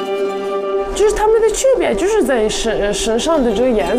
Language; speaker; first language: Chinese; non-native, fluent; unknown